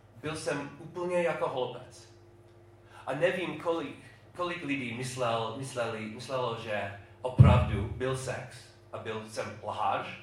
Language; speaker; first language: Czech; non-native, fluent; English